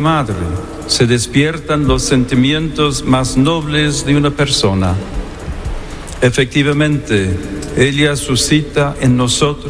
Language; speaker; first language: Spanish; non-native, fluent; French